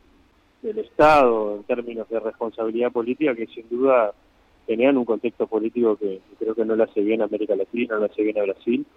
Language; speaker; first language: Spanish; native; Spanish